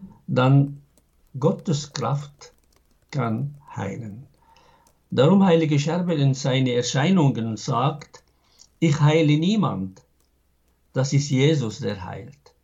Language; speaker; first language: German; non-native, fluent; Arabic